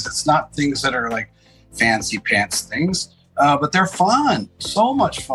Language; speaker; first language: English; native; English